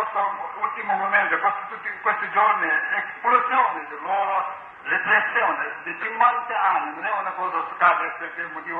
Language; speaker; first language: Italian; non-native, learner; Tibetan